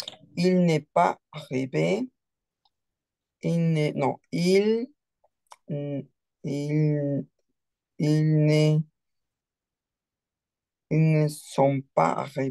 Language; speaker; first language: French; non-native, learner; Spanish